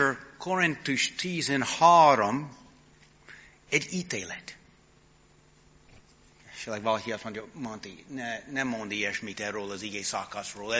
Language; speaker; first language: Hungarian; non-native, fluent; English